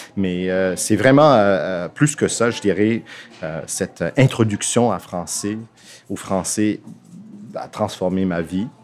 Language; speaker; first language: French; non-native, local second language; English